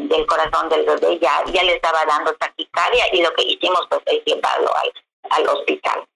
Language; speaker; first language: Spanish; non-native, local second language; Yucateco